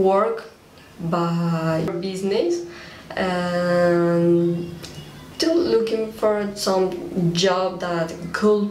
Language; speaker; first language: English; non-native, learner; Spanish